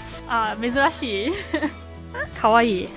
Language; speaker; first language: Japanese; non-native, fluent; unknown